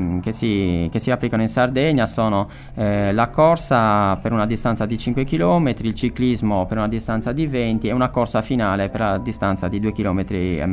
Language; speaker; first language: Italian; native; Italian